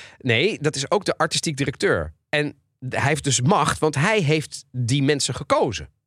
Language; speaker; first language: Dutch; early bilingual, other home language; Italian